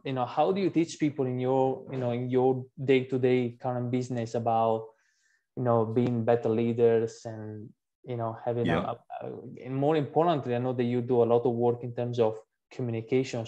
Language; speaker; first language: English; non-native, fluent; Italian